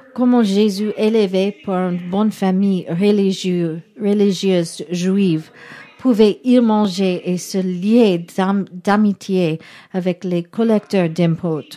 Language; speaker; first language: French; non-native, learner; English